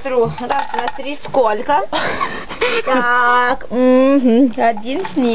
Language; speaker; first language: Russian; non-native, learner; Lithuanian